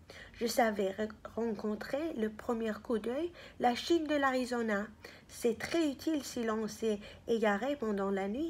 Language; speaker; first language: French; non-native, fluent; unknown